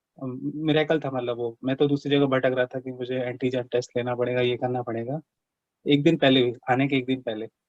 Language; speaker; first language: Hindi; native; Hindi